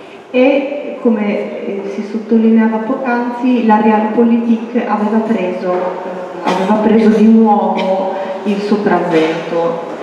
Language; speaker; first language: Italian; native; Italian